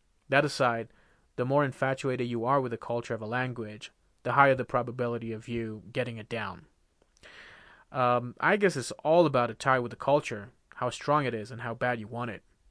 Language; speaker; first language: English; non-native, fluent; Persian